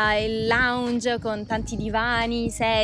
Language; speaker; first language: Italian; native; Italian